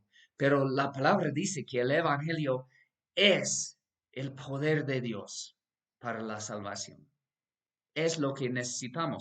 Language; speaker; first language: Spanish; non-native, fluent; English